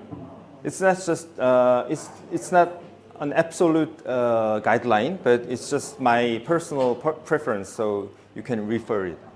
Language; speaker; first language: English; non-native, fluent; Korean